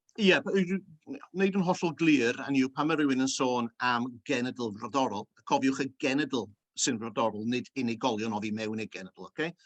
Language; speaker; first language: Welsh; early bilingual, heritage; Welsh